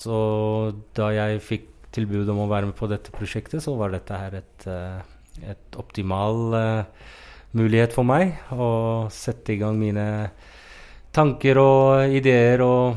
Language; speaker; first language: Norwegian; non-native, fluent; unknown